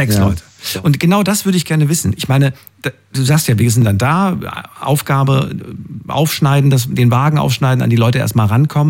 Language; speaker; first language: German; native; German